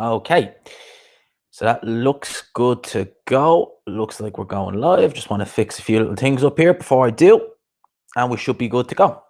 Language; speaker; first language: English; native; English